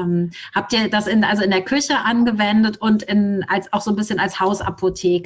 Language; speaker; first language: German; native; German